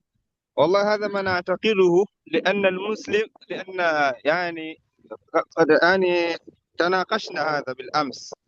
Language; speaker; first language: Arabic; non-native, fluent; Swahili